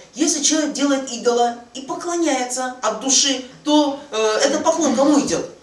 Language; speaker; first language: Russian; non-native, fluent; Korean